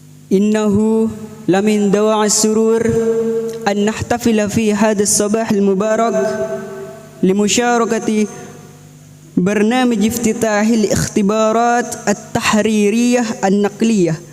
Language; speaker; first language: Arabic; non-native, fluent; Indonesian